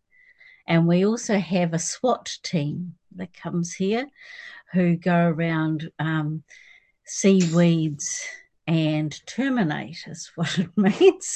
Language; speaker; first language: English; native; English